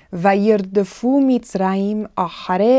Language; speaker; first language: Hebrew; non-native, fluent; English